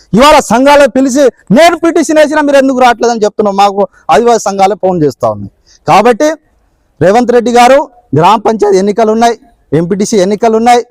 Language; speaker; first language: Telugu; non-native, local second language; Lambadi